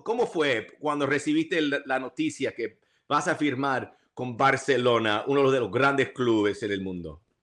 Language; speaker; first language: Spanish; early bilingual, heritage; English